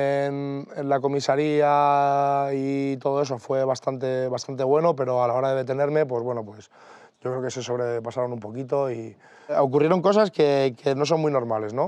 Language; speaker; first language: Spanish; native; Spanish